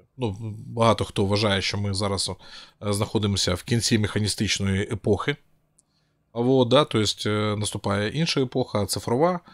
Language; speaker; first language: Ukrainian; non-native, local second language; Russian